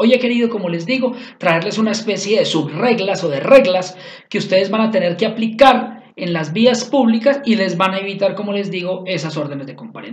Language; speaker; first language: Spanish; native; Spanish